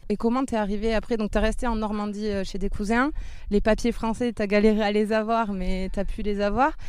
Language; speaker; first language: French; native; French